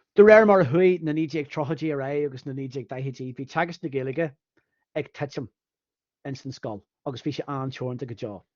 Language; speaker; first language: Irish; non-native, fluent; English